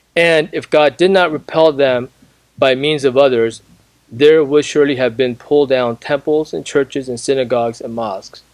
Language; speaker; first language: English; native; English